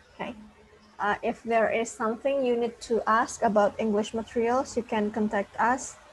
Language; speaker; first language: English; non-native, fluent; Indonesian